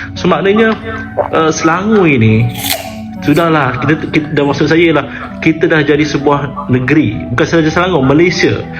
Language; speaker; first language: Malay; native; Malay